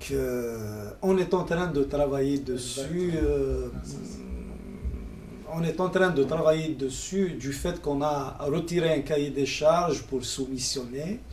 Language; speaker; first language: French; non-native, local second language; Kabyle